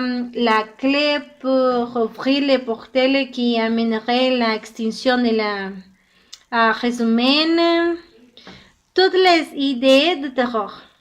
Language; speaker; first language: French; non-native, learner; Spanish